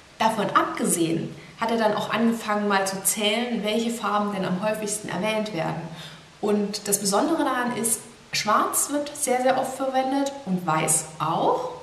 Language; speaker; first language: German; native; German